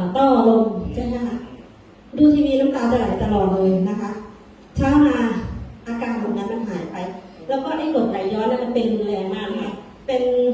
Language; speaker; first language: Thai; native; Thai